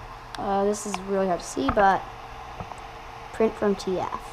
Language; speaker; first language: English; native; English